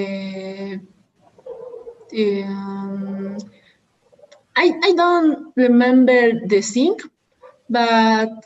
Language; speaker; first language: English; non-native, learner; Spanish